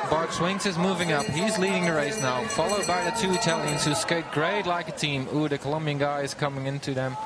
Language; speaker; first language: English; non-native, fluent; Dutch